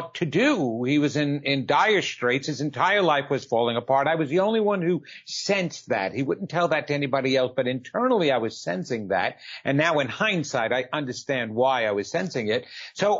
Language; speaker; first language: English; native; English